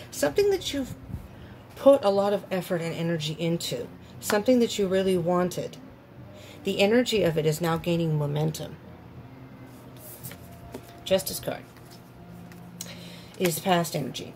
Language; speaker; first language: English; native; English